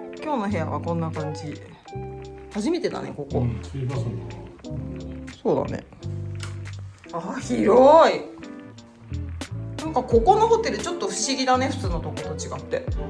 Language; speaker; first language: Japanese; native; Japanese